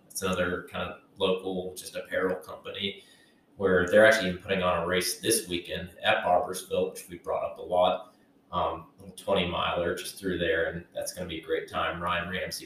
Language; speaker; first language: English; native; English